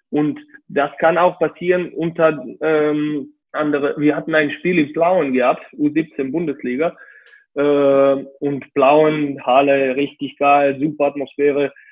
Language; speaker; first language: German; non-native, fluent; Serbian